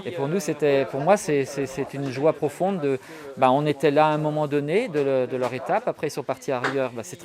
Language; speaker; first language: French; native; French